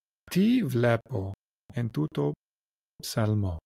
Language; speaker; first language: Greek; non-native, learner; English